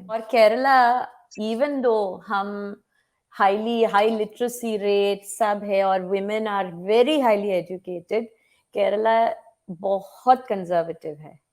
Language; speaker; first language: Hindi; non-native, fluent; Malayalam